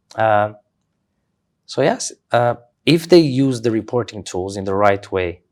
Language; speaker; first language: English; non-native, fluent; Romanian